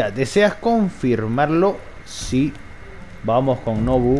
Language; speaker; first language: Spanish; native; Spanish